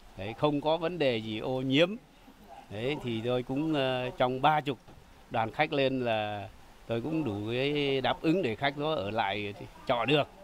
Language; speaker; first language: Vietnamese; non-native, local second language; Tày